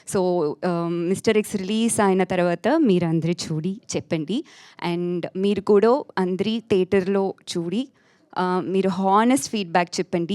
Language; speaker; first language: Telugu; non-native, fluent; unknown